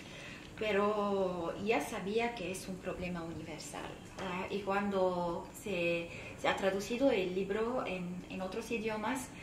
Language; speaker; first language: Spanish; non-native, fluent; Arabic